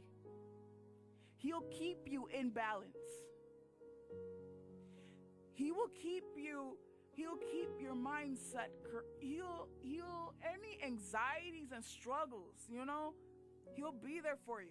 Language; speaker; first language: English; native; English